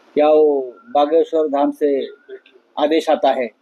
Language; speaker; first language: Hindi; non-native, local second language; Marathi